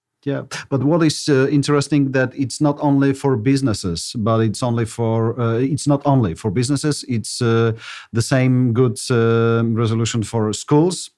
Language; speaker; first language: English; non-native, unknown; Polish